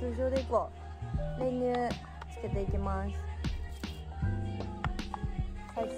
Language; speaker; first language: Japanese; native; Japanese